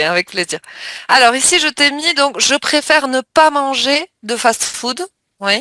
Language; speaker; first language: French; native; French